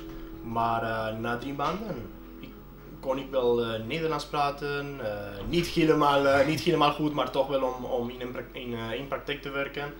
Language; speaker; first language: Dutch; non-native, fluent; Spanish